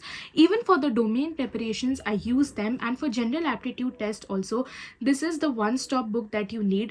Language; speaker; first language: English; non-native, local second language; Hindi